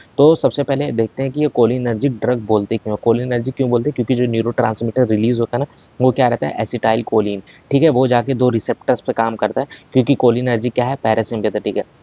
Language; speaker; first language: Hindi; native; Hindi